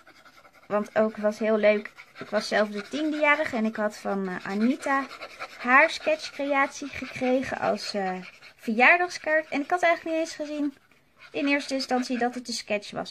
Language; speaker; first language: Dutch; native; Dutch